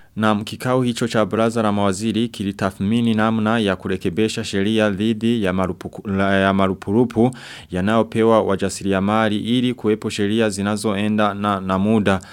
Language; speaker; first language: Swahili; non-native, local second language; Rundi